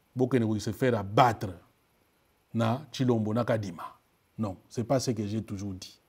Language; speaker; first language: French; non-native, local second language; Lingala